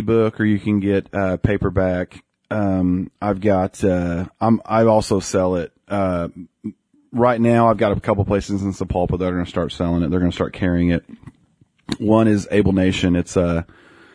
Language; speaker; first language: English; native; English